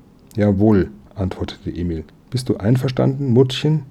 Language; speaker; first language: German; native; German